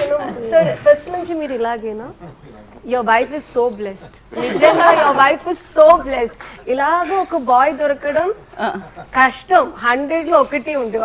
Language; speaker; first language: Telugu; non-native, learner; Malayalam